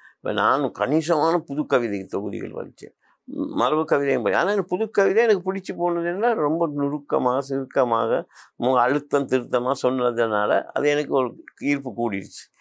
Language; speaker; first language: Tamil; non-native, local second language; Memoni